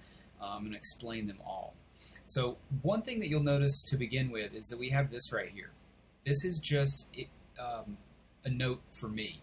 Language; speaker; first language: English; native; English